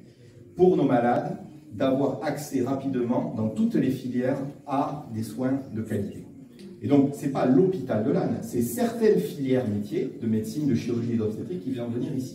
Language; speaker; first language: French; native; French